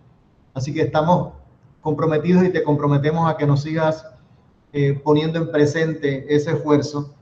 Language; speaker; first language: Spanish; native; Spanish